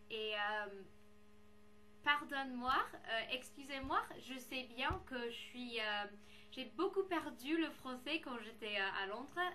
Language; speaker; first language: French; non-native, fluent; English